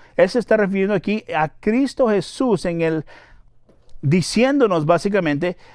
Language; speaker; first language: Spanish; native; Spanish